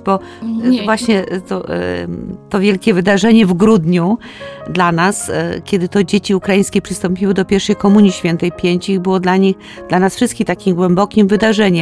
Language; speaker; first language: Ukrainian; non-native, learner; Polish